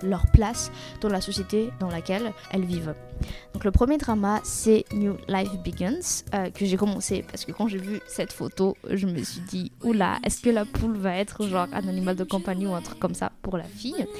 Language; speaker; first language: French; native; French